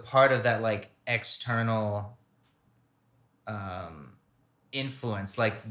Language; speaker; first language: English; native; English